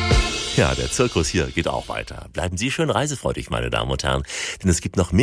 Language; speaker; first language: German; native; German